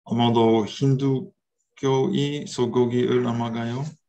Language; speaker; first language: Korean; non-native, learner; English